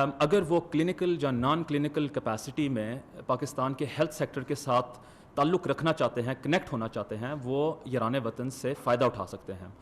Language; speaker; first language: Urdu; early bilingual, heritage; Urdu